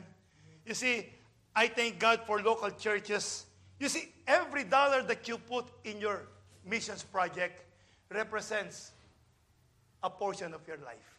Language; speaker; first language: English; non-native, local second language; Filipino